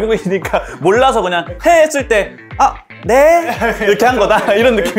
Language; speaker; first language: Korean; native; Korean